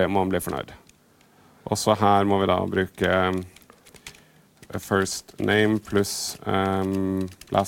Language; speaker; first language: Norwegian; native; Norwegian